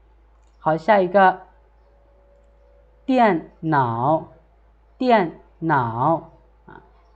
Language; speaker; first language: Chinese; non-native, fluent; Lao